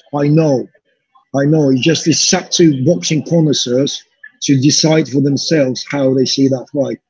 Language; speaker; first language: English; non-native, fluent; Russian